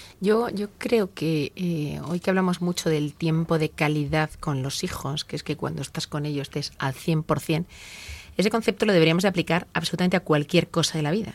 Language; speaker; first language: Spanish; native; Spanish